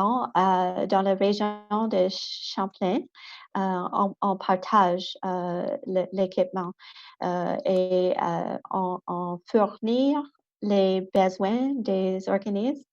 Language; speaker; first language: French; non-native, local second language; English